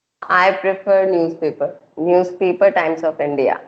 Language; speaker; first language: English; non-native, local second language; Hindi